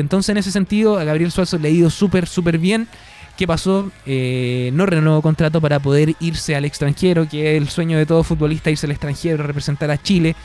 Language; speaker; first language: Spanish; native; Spanish